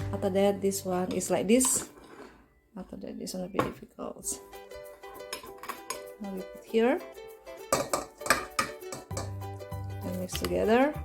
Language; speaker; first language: English; non-native, learner; Indonesian